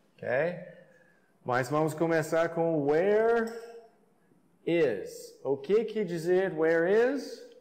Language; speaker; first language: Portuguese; non-native, fluent; English